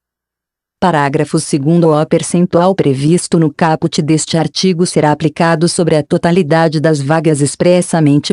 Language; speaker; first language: Portuguese; native; Portuguese